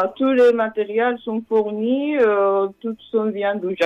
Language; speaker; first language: French; non-native, fluent; Japanese